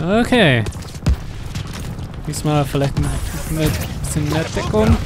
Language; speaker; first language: German; native; German